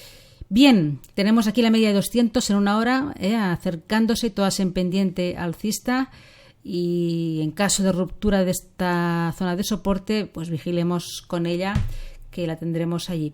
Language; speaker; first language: Spanish; native; Spanish